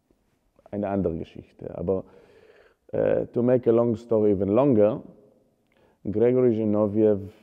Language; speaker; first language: German; non-native, fluent; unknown